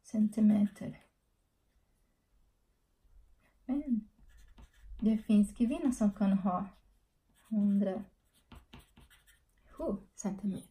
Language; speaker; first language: Swedish; non-native, learner; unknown